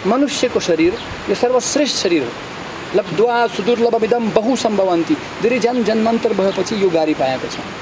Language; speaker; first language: Nepali; non-native, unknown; Russian